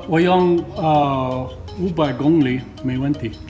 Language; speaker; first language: Chinese; non-native, learner; English